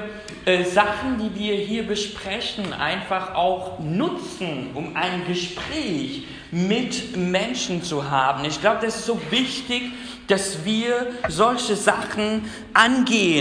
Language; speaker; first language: German; non-native, fluent; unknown